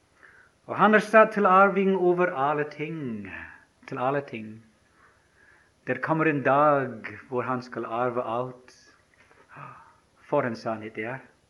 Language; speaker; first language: Norwegian; non-native, fluent; English